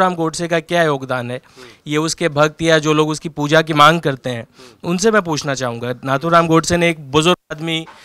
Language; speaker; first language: Hindi; native; Hindi